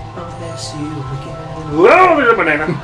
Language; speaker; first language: English; native; English